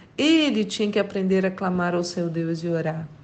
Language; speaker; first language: Portuguese; native; Portuguese